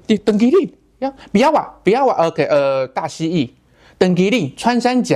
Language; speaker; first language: Indonesian; non-native, learner; Chinese